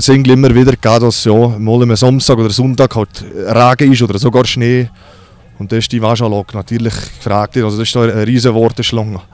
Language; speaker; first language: German; native; German